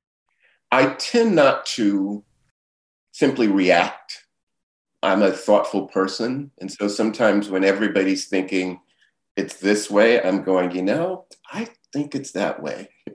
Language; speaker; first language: English; native; English